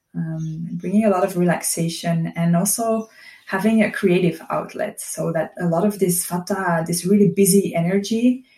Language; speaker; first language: English; non-native, fluent; Dutch